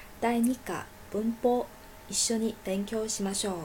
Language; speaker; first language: Japanese; non-native, fluent; Chinese